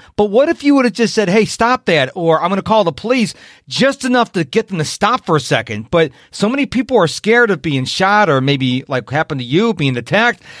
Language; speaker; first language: English; native; English